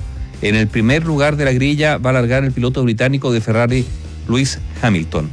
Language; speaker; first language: Spanish; native; Spanish